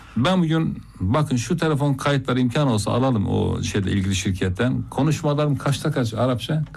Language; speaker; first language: Turkish; non-native, local second language; Zaza